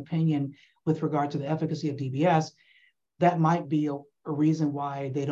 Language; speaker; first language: English; native; English